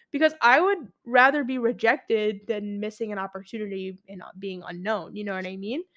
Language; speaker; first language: English; early bilingual, other home language; Arabic